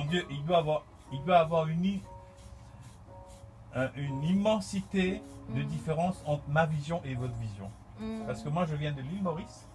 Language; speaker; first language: French; native; French